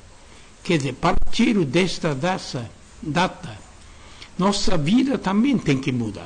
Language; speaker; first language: Portuguese; non-native, learner; Japanese